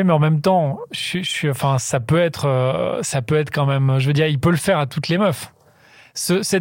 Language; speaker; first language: French; native; French